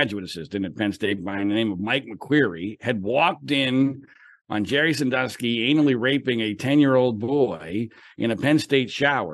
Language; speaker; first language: English; native; English